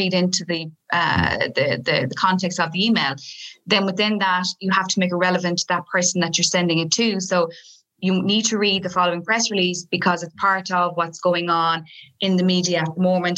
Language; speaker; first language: English; native; English